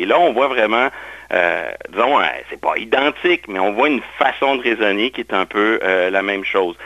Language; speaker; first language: French; native; French